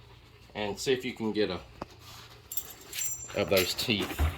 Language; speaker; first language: English; native; English